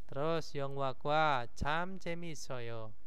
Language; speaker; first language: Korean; non-native, fluent; Indonesian